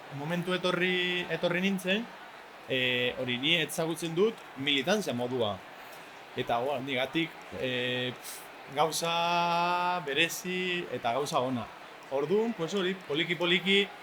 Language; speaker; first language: Basque; non-native, learner; Spanish